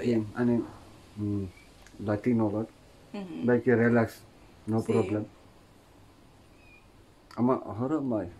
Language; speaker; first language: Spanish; non-native, learner; Turkish